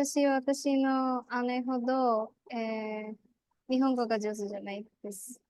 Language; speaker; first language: Japanese; non-native, learner; Bangla